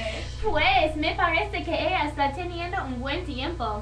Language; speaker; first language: Spanish; non-native, learner; English